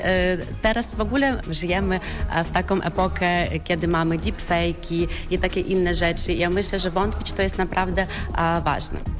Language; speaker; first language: Polish; non-native, fluent; Ukrainian